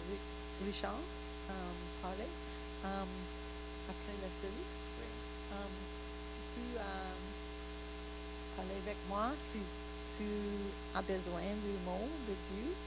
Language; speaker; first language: French; non-native, learner; English